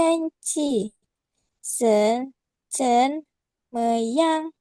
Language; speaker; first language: Chinese; non-native, learner; Indonesian